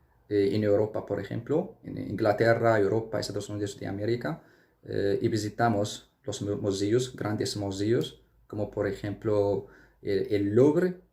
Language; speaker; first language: Spanish; non-native, fluent; Arabic